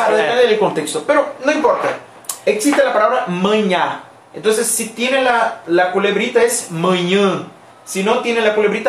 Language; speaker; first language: Spanish; non-native, fluent; Portuguese